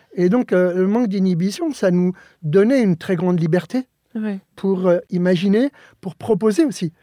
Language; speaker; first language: French; early bilingual, other home language; Spanish